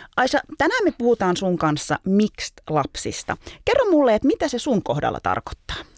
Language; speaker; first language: Finnish; early bilingual, other home language; Turkish